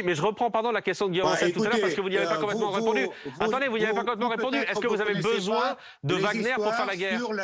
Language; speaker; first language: French; native; French